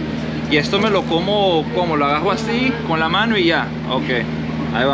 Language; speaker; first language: Spanish; non-native, learner; English